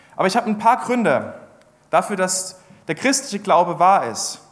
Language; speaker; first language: German; native; German